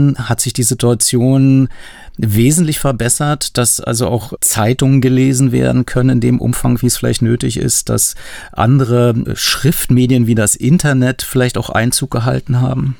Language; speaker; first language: German; native; German